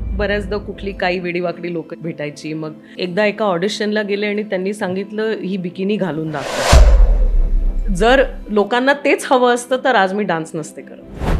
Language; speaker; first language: Marathi; native; Marathi